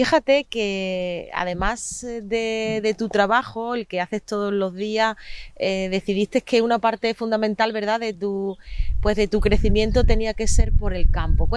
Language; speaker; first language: Spanish; native; Spanish